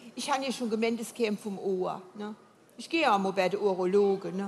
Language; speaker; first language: German; native; German